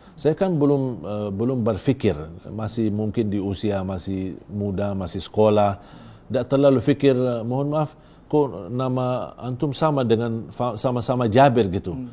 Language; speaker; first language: Indonesian; non-native, fluent; Arabic